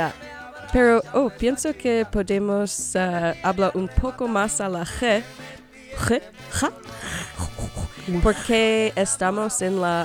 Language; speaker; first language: Spanish; non-native, learner; English